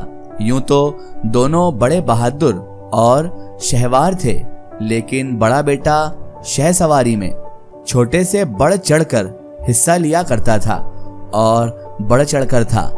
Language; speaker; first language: Urdu; native; Urdu